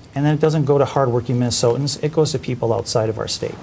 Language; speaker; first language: English; native; English